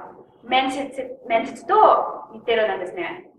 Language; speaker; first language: Japanese; non-native, learner; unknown